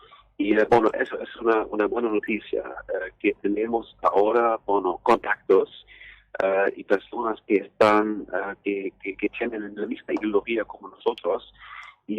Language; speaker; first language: Spanish; non-native, fluent; German